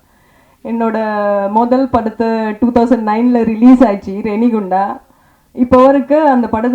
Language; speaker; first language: Tamil; non-native, fluent; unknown